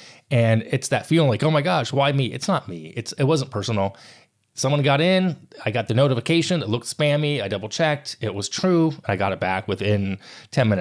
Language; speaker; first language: English; native; English